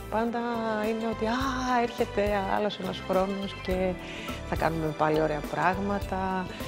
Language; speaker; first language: Greek; native; Greek